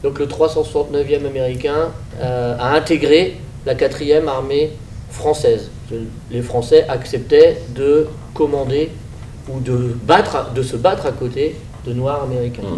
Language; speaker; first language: French; native; French